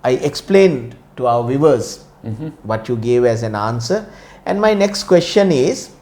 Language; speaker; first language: English; non-native, local second language; Sinhala